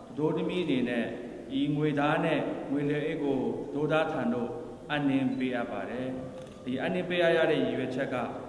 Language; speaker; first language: Burmese; non-native, local second language; Kachin